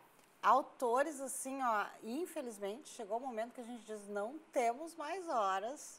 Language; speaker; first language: Portuguese; native; Portuguese